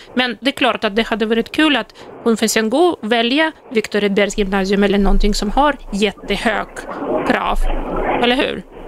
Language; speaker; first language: Swedish; non-native, fluent; Russian